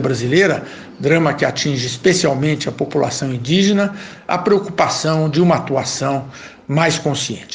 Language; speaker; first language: Portuguese; native; Portuguese